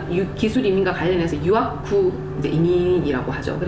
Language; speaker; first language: Korean; native; Korean